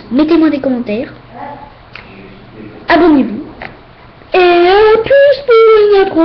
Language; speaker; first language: French; native; French